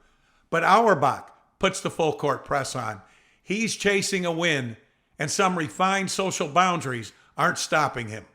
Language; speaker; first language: English; native; English